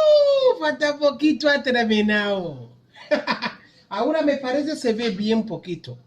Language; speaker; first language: Spanish; non-native, learner; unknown